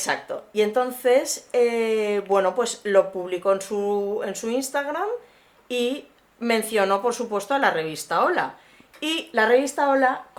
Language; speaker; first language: Spanish; native; Spanish